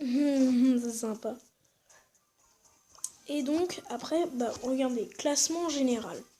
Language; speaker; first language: French; native; French